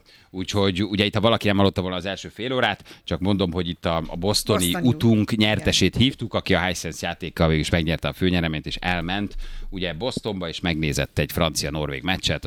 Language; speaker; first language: Hungarian; native; Hungarian